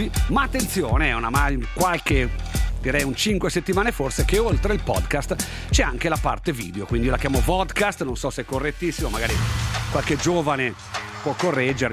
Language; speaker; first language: Italian; native; Italian